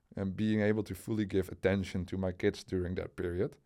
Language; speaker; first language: English; non-native, fluent; Dutch